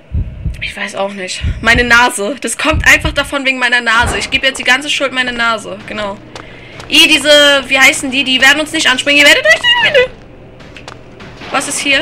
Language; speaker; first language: German; native; German